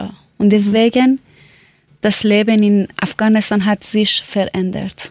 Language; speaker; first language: German; non-native, learner; Persian